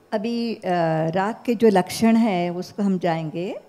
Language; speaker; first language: Hindi; non-native, local second language; Marathi